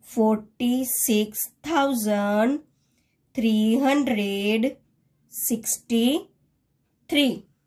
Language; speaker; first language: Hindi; non-native, local second language; Gujarati